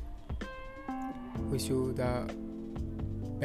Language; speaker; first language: English; non-native, local second language; Bangla